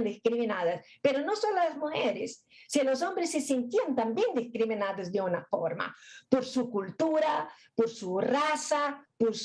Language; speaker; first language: Spanish; non-native, fluent; Portuguese